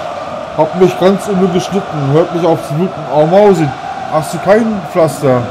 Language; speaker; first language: German; native; German